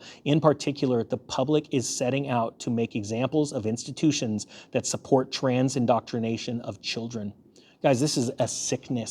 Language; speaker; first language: English; native; English